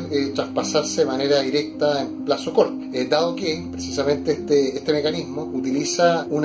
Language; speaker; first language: Spanish; native; Spanish